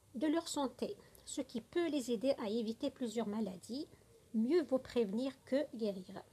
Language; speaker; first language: French; non-native, local second language; Arabic